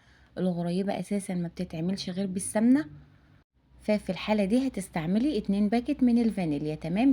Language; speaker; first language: Arabic; native; Arabic